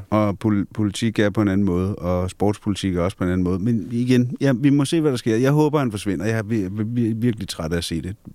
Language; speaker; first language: Danish; native; Danish